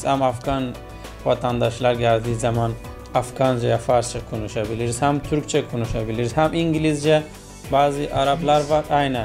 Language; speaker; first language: Turkish; non-native, fluent; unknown